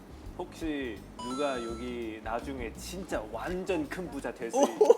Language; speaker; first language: Korean; non-native, fluent; Chinese